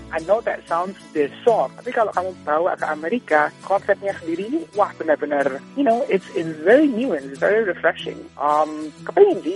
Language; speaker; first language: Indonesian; native; Indonesian